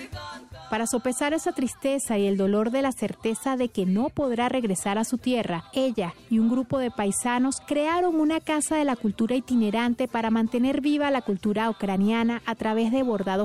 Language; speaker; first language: Spanish; native; Spanish